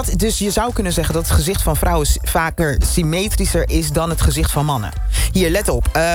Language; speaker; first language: Dutch; native; Dutch